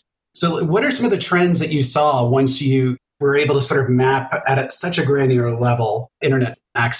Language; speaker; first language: English; native; English